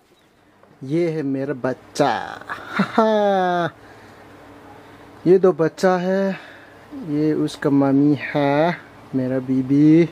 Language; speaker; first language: Hindi; non-native, local second language; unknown